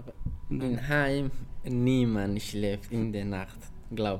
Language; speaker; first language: German; non-native, learner; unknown